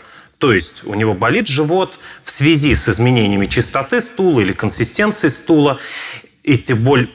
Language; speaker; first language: Russian; native; Russian